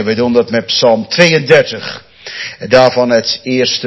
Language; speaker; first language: Dutch; native; Dutch